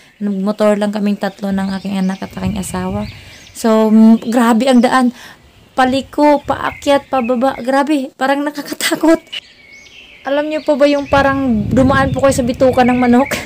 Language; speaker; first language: Filipino; native; Filipino